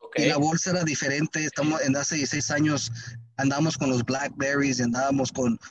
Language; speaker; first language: Spanish; early bilingual, heritage; Spanish